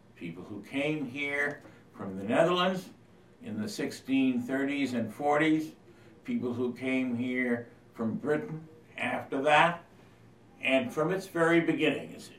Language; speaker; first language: English; native; English